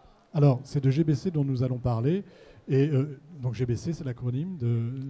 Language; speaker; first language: French; native; French